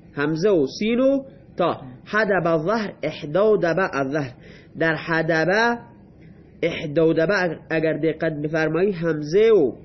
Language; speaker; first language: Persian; non-native, local second language; Baluchi